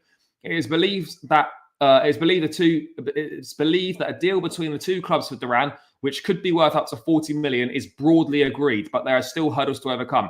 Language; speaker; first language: English; native; English